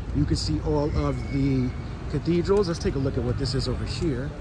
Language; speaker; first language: English; native; English